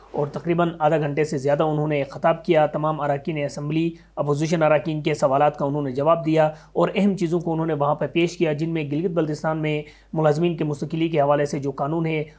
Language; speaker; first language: Urdu; non-native, local second language; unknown